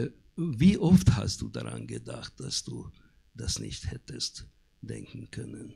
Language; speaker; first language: German; non-native, fluent; Hungarian